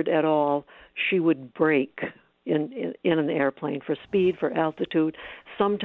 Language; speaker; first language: English; native; English